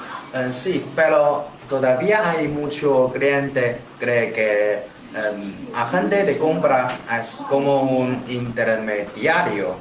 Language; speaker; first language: Spanish; non-native, learner; Chinese